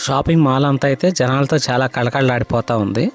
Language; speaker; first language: Telugu; native; Telugu